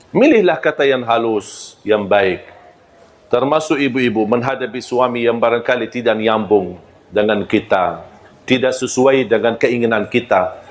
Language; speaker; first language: Malay; non-native, fluent; Arabic